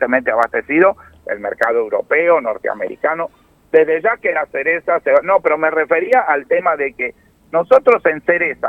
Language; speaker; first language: Spanish; native; Spanish